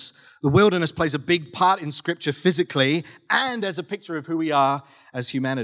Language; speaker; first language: English; native; English